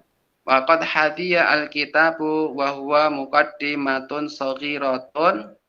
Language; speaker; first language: Arabic; non-native, learner; Indonesian